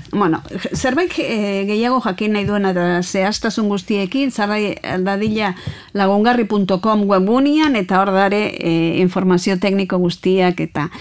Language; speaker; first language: Basque; native; Basque